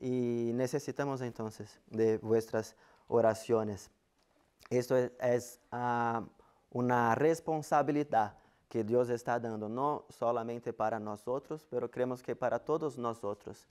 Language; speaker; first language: Spanish; non-native, fluent; Portuguese